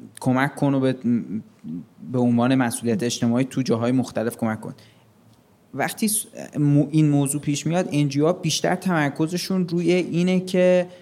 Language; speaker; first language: Persian; native; Persian